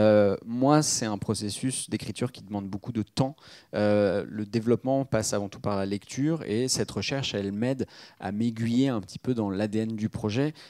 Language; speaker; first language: French; native; French